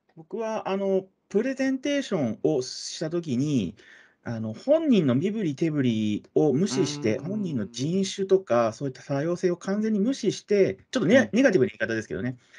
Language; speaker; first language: Japanese; native; Japanese